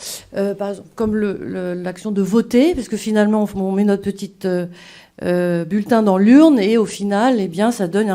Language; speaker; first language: French; native; French